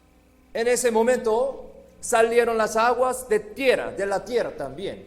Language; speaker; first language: Spanish; non-native, fluent; Korean